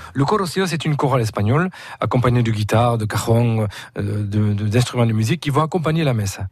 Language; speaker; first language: French; non-native, fluent; Spanish